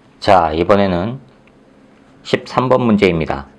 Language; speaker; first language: Korean; native; Korean